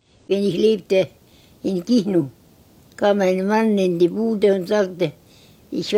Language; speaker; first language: German; non-native, learner; Estonian